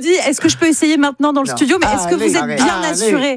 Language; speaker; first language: French; native; French